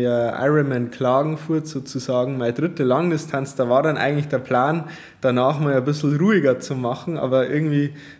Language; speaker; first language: German; native; German